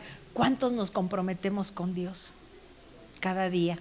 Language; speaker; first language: Spanish; native; Spanish